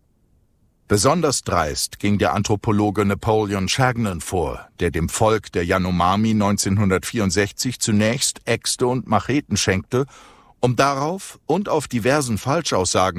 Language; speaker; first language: German; native; German